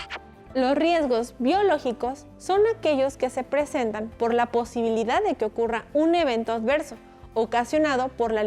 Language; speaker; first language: Spanish; native; Spanish